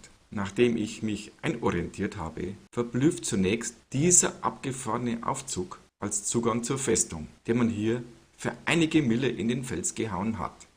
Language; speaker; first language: German; native; German